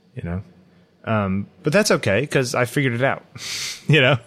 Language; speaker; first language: English; early bilingual, other home language; Ukrainian